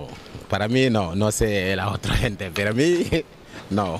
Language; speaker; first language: Spanish; non-native, learner; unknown